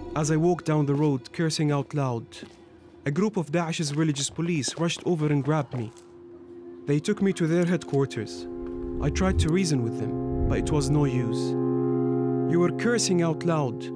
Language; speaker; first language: English; non-native, fluent; Burmese